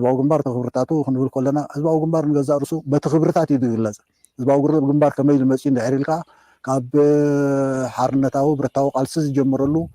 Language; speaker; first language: Tigrinya; native; Tigrinya